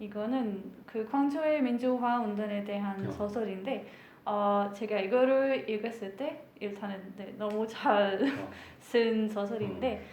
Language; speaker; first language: Korean; non-native, fluent; Hungarian